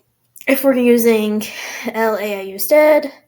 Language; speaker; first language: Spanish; non-native, learner; English